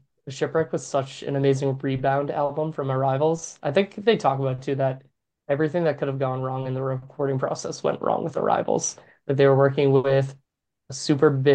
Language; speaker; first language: English; native; English